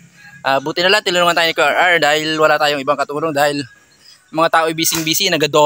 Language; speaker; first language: Filipino; native; Filipino